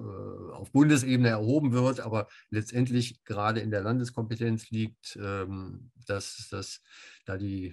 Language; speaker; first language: German; native; German